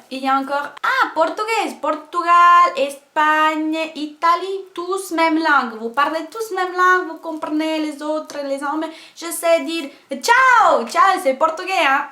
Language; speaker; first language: French; non-native, fluent; Portuguese